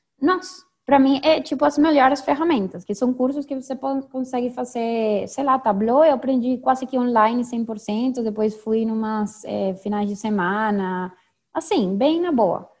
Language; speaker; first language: Portuguese; non-native, fluent; Spanish